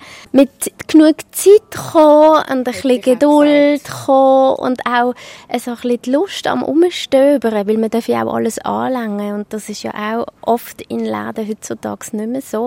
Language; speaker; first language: German; native; German